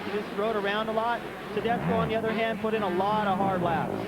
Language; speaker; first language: English; native; English